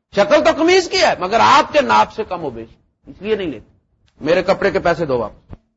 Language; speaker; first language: Urdu; non-native, local second language; Punjabi